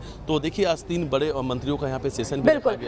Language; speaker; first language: Hindi; native; Hindi